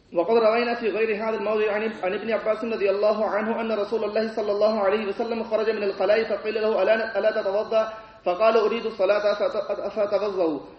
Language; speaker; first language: Arabic; non-native, fluent; Urdu